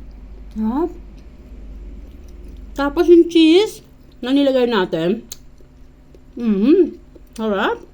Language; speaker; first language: Filipino; native; Filipino